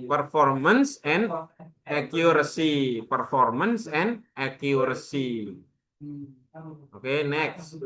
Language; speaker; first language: English; non-native, learner; Indonesian